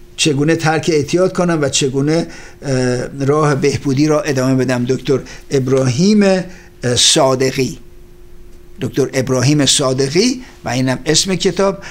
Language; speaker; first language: Persian; native; Persian